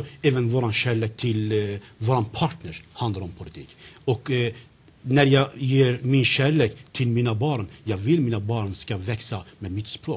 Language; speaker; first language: Swedish; non-native, fluent; Zaza